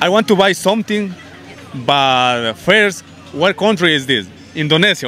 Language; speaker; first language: English; non-native, learner; Spanish